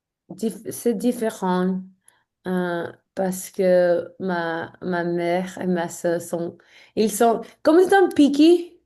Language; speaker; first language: French; non-native, learner; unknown